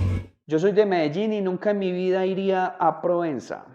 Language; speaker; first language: Spanish; native; Spanish